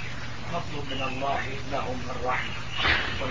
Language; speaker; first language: Arabic; non-native, fluent; Turkish